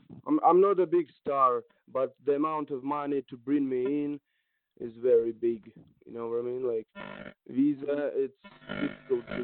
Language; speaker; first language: English; non-native, learner; Russian